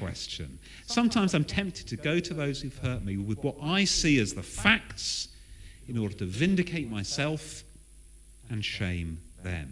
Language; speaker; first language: English; native; English